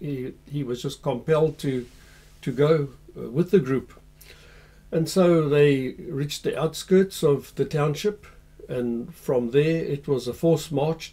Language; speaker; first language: English; native; English